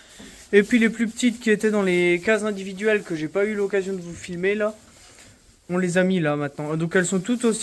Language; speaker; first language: French; native; French